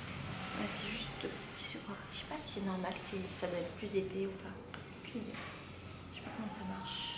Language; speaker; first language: French; native; French